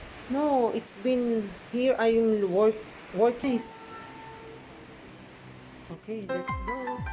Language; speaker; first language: English; non-native, local second language; Filipino